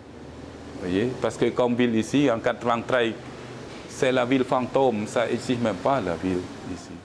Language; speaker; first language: French; non-native, learner; Khmer